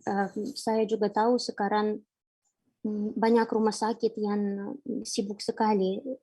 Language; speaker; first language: Indonesian; non-native, fluent; Ukrainian